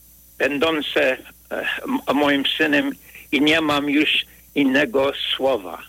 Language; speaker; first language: Polish; early bilingual, heritage; Polish